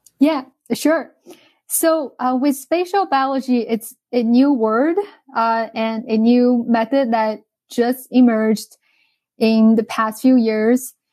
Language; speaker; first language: English; non-native, fluent; Chinese